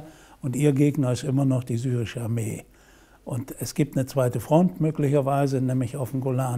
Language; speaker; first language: German; native; German